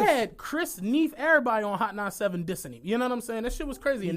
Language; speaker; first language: English; native; English